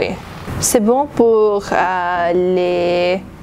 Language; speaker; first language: French; non-native, learner; English